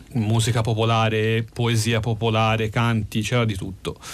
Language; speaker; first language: Italian; native; Italian